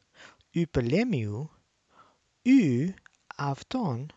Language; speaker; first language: Greek; non-native, fluent; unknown